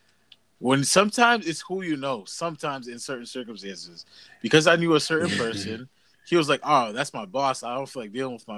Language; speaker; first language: English; native; English